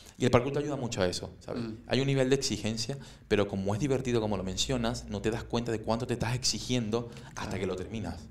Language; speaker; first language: Spanish; native; Spanish